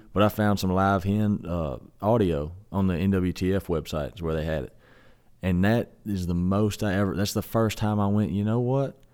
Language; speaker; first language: English; native; English